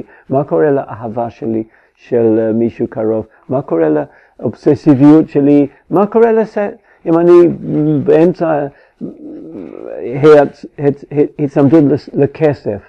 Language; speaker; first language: Hebrew; non-native, fluent; English